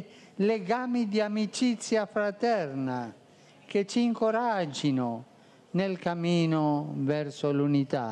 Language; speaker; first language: Italian; non-native, fluent; Spanish